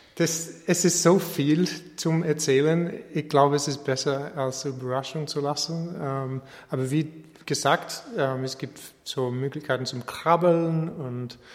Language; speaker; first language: German; non-native, fluent; English